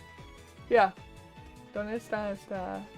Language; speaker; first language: Spanish; non-native, learner; English